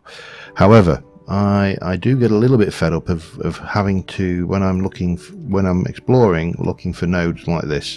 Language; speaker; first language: English; native; English